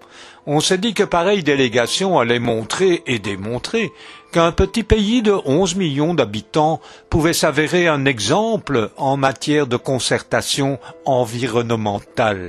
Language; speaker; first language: French; native; French